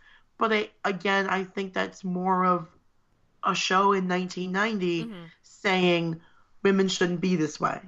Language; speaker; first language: English; native; English